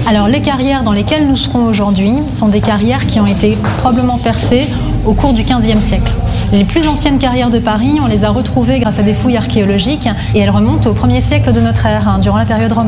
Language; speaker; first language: French; native; French